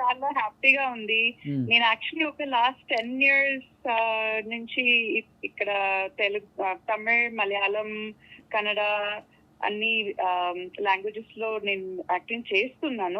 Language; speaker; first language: Telugu; non-native, local second language; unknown